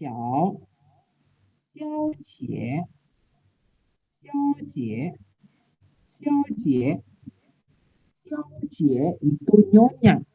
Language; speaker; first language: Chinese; non-native, learner; Indonesian